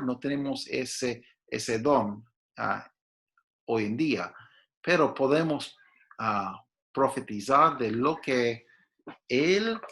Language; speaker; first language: Spanish; non-native, fluent; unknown